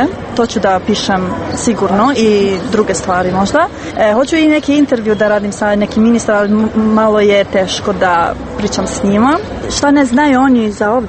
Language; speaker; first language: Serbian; non-native, learner; Albanian